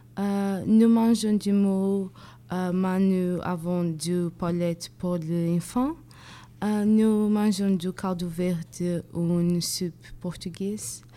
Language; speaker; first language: French; non-native, learner; Portuguese